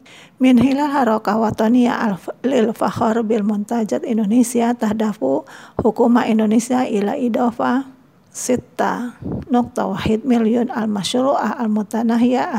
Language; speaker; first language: Arabic; non-native, fluent; Indonesian